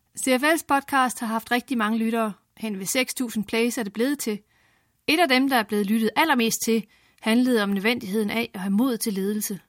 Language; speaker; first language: Danish; native; Danish